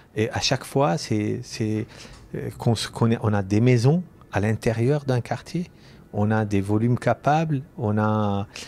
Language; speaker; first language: French; non-native, local second language; Arabic